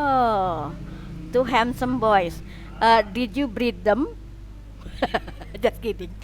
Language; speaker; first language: English; non-native, fluent; Indonesian